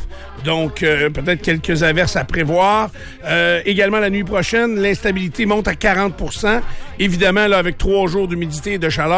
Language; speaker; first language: French; native; French